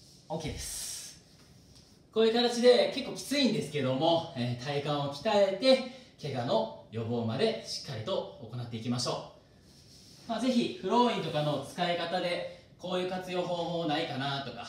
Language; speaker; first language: Japanese; native; Japanese